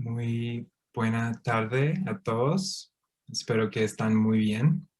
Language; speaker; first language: Spanish; non-native, fluent; English